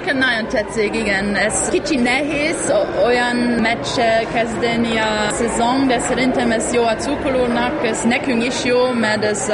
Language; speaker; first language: Hungarian; non-native, learner; German